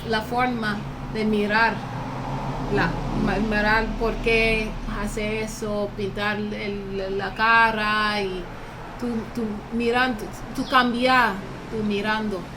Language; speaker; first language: Spanish; early bilingual, heritage; English